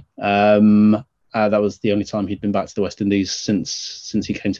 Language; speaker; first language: English; native; English